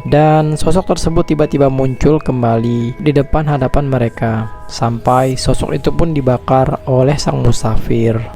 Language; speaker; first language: Indonesian; native; Indonesian